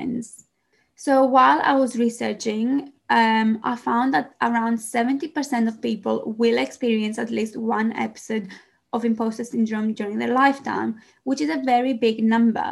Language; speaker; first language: English; non-native, fluent; Greek